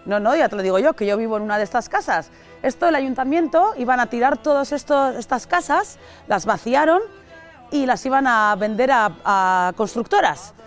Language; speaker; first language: Spanish; native; Spanish